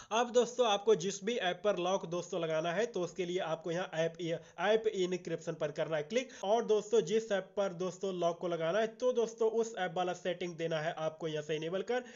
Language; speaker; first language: Hindi; native; Hindi